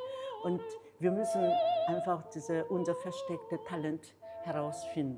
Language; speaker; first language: German; non-native, fluent; Korean